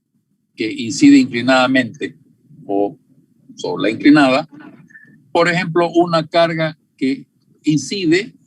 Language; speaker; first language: Spanish; native; Spanish